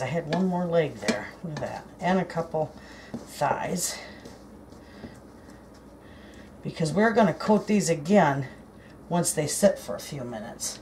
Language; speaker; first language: English; native; English